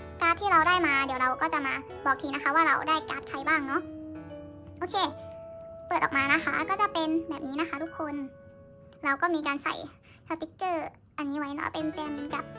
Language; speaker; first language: Thai; native; Thai